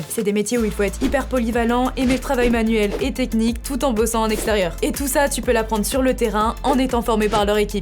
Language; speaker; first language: French; native; French